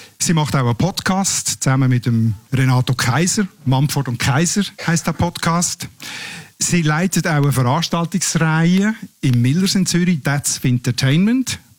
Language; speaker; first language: German; native; German